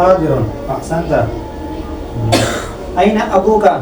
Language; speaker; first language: Arabic; non-native, fluent; Urdu